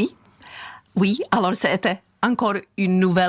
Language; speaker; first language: French; non-native, fluent; Czech